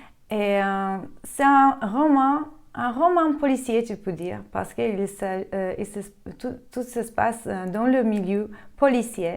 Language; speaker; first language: French; non-native, fluent; Polish